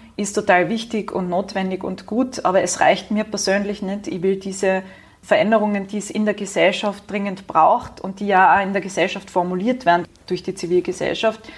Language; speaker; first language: German; native; German